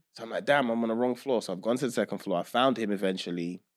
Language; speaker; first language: English; early bilingual, other home language; Yoruba